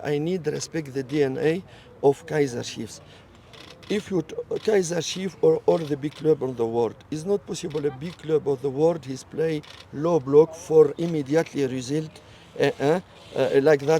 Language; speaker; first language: English; non-native, learner; French